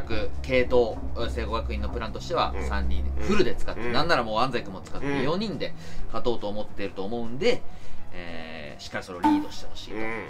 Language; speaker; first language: Japanese; native; Japanese